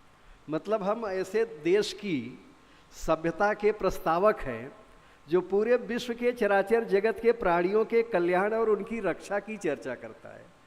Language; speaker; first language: Hindi; native; Hindi